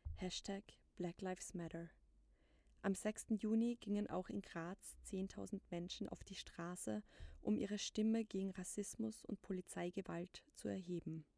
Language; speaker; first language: German; native; German